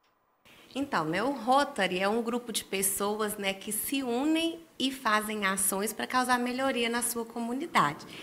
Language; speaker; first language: Portuguese; native; Portuguese